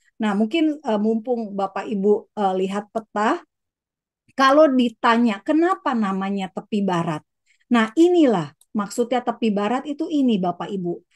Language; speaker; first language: Indonesian; native; Indonesian